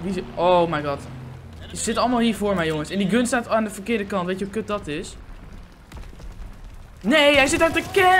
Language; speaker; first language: Dutch; native; Dutch